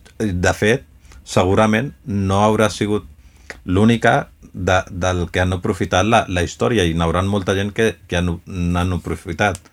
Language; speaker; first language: Catalan; early bilingual, other home language; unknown